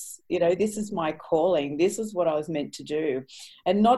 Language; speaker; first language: English; native; English